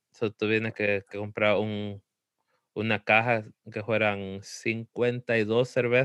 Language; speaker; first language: Spanish; early bilingual, heritage; Spanish